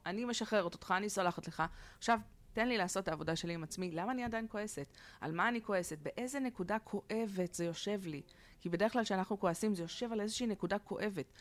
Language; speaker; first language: Hebrew; native; Hebrew